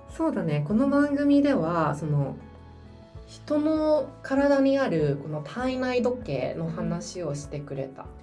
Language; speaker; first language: Japanese; non-native, fluent; Chinese